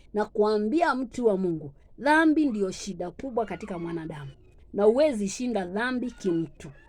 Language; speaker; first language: Swahili; non-native, local second language; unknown